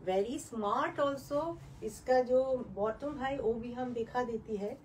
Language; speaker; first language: Hindi; non-native, local second language; Bangla